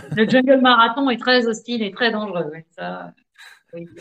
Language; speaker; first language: French; native; French